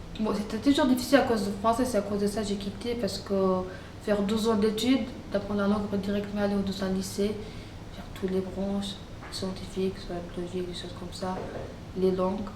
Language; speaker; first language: French; non-native, fluent; Arabic